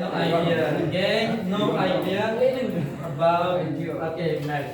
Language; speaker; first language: English; non-native, fluent; Indonesian